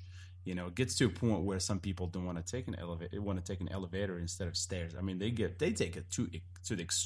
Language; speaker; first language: English; non-native, fluent; Arabic